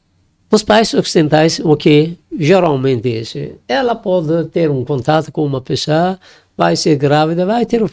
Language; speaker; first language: Portuguese; non-native, learner; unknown